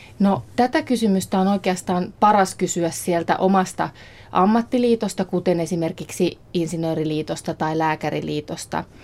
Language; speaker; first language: Finnish; native; Finnish